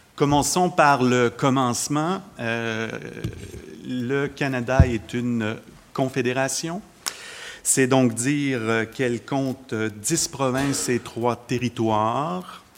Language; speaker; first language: French; native; French